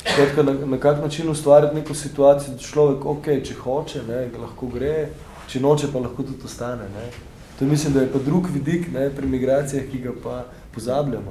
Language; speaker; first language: Slovenian; native; Slovenian